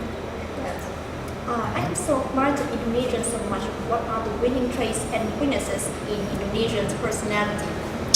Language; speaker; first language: English; non-native, fluent; Vietnamese